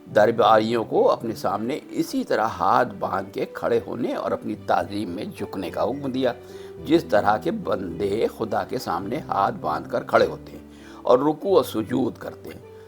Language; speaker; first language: Urdu; native; Urdu